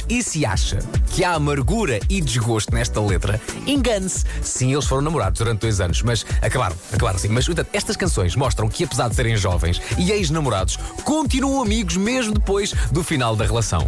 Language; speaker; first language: Portuguese; native; Portuguese